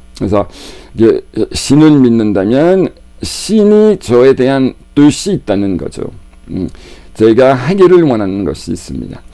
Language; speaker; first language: Korean; non-native, fluent; French